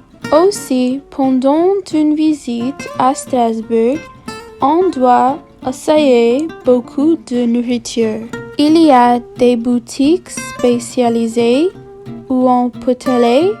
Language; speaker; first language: French; non-native, learner; English